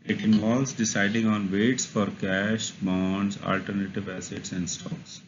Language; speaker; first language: English; non-native, local second language; Urdu